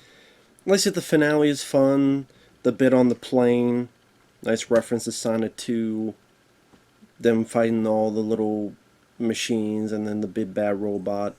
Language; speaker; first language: English; native; English